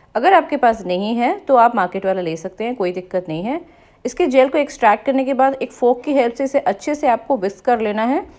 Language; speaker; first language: Hindi; native; Hindi